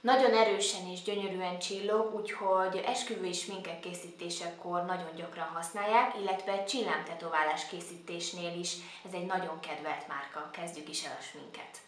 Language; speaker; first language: Hungarian; native; Hungarian